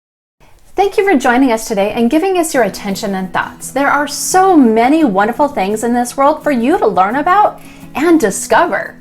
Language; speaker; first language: English; native; English